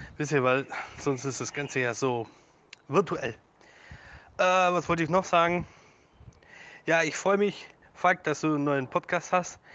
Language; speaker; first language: German; native; German